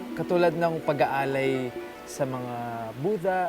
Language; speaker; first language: Filipino; native; Filipino